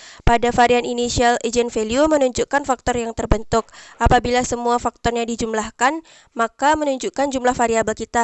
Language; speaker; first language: Indonesian; native; Indonesian